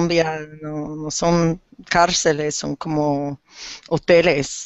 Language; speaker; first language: Spanish; non-native, learner; English